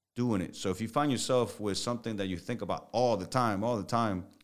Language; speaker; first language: English; early bilingual, other home language; Spanish